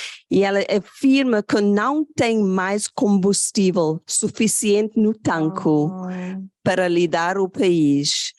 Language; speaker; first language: Portuguese; non-native, fluent; English